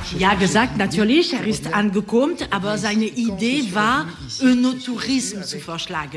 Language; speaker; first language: German; non-native, learner; French